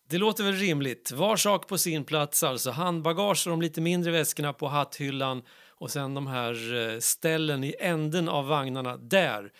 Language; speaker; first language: Swedish; native; Swedish